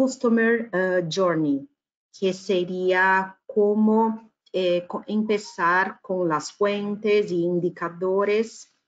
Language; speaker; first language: Spanish; non-native, fluent; Portuguese